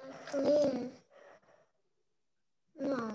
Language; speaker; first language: English; non-native, learner; Indonesian